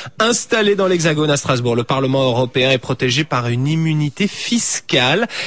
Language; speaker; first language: French; native; French